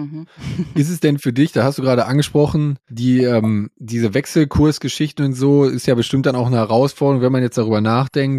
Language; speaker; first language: German; native; German